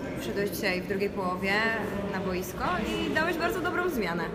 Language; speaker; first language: Polish; native; Polish